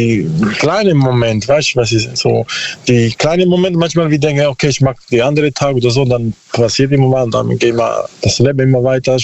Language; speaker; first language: German; non-native, learner; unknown